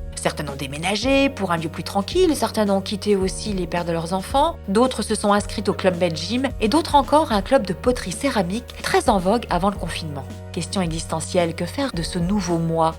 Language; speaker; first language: French; native; French